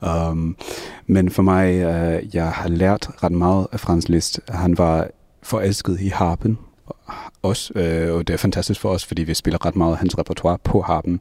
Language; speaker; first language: Danish; non-native, fluent; English